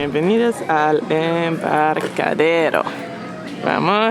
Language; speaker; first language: Spanish; non-native, learner; English